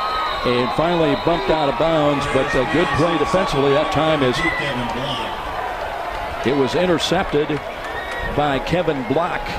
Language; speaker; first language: English; native; English